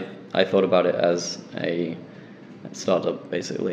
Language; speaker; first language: English; native; English